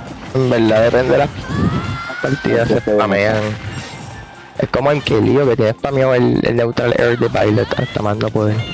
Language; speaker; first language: Spanish; native; Spanish